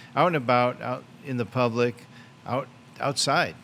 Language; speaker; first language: English; native; English